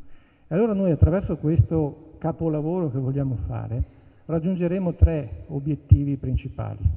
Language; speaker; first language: Italian; native; Italian